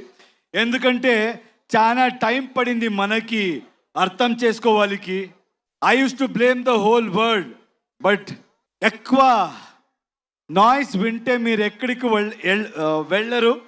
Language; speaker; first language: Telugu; non-native, fluent; Kannada